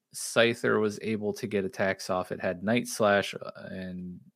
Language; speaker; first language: English; native; English